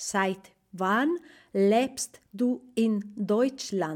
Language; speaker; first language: German; non-native, fluent; Spanish